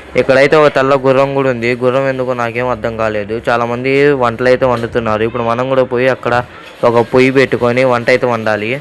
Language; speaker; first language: Telugu; non-native, local second language; Urdu